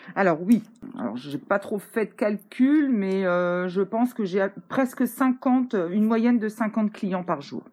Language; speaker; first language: French; native; French